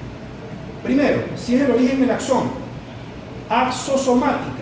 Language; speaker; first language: Spanish; native; Spanish